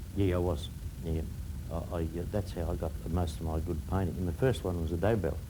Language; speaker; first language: English; native; English